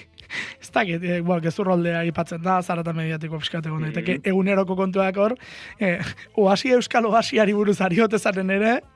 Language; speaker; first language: Basque; native; Basque